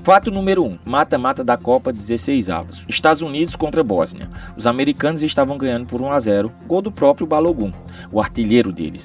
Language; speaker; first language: Portuguese; native; Portuguese